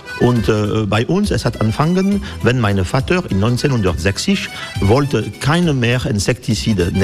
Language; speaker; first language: German; non-native, learner; French